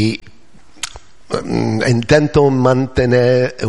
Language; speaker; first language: Spanish; non-native, learner; English